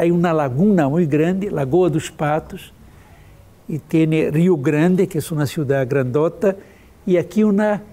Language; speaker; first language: Spanish; non-native, fluent; Portuguese